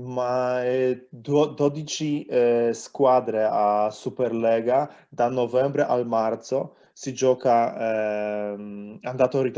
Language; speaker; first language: Italian; non-native, learner; Polish